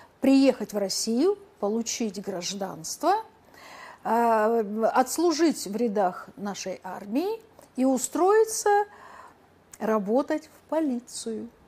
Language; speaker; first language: Russian; native; Russian